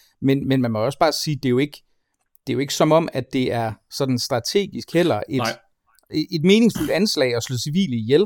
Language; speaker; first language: Danish; native; Danish